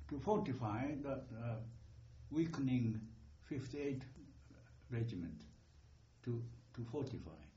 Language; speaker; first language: English; non-native, fluent; Japanese